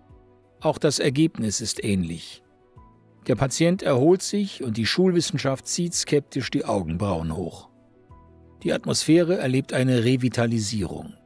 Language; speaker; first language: German; native; German